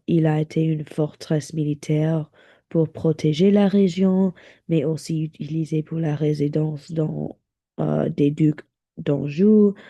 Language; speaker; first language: French; non-native, learner; English